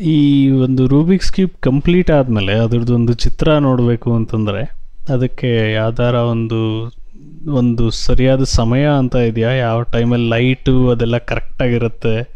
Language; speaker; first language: Kannada; native; Kannada